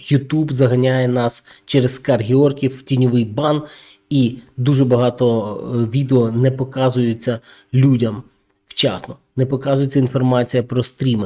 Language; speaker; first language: Russian; non-native, local second language; Ukrainian